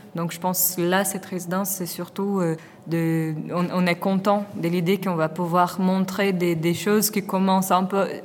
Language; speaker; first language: French; non-native, fluent; Portuguese